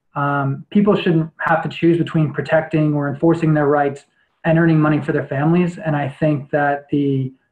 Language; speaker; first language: English; native; English